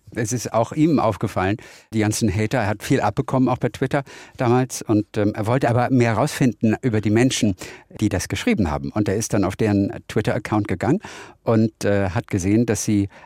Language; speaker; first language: German; native; German